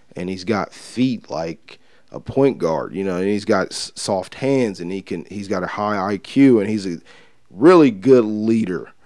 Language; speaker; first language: English; native; English